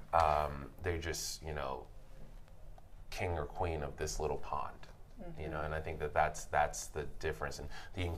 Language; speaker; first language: English; native; English